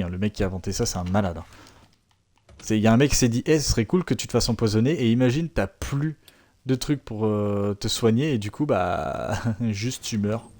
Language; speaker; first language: French; native; French